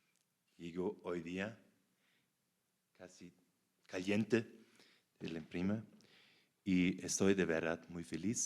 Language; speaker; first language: Spanish; non-native, fluent; German